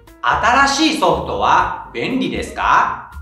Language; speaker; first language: Japanese; non-native, fluent; Indonesian